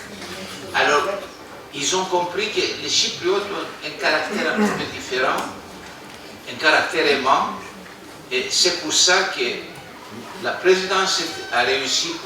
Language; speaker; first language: French; non-native, fluent; Greek